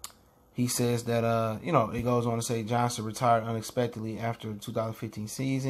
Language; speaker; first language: English; native; English